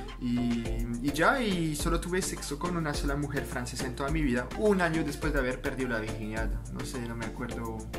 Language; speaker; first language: Spanish; non-native, fluent; French